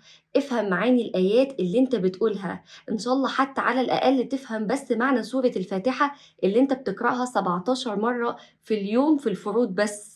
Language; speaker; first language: Arabic; native; Arabic